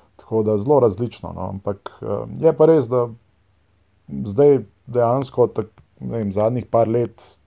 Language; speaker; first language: Slovenian; non-native, local second language; Serbian